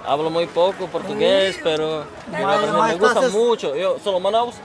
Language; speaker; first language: Spanish; non-native, learner; Czech